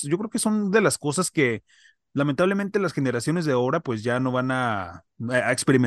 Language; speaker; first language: Spanish; native; Spanish